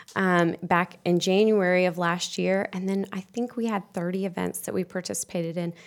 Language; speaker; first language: English; native; English